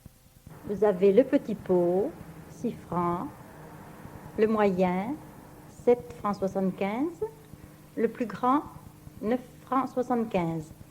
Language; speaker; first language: French; native; French